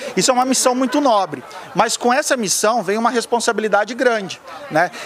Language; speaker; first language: Portuguese; native; Portuguese